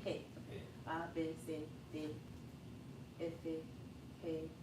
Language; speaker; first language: Spanish; non-native, learner; English